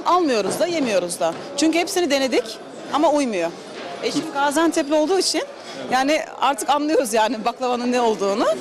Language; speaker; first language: Turkish; early bilingual, heritage; Turkish